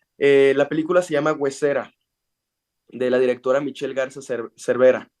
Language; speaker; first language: Spanish; early bilingual, heritage; Spanish